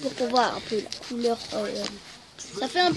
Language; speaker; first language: French; native; French